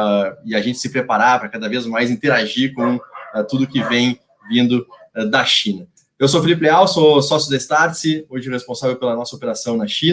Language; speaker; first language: Portuguese; native; Portuguese